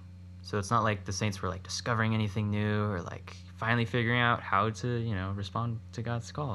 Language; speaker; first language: English; native; English